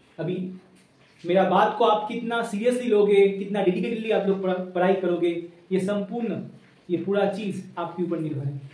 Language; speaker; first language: Hindi; non-native, local second language; Bangla